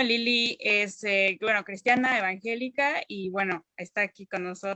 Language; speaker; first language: Spanish; native; Spanish